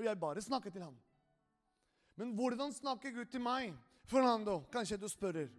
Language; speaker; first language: Norwegian; non-native, fluent; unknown